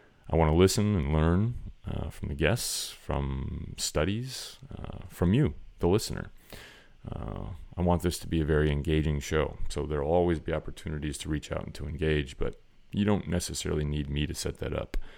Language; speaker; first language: English; native; English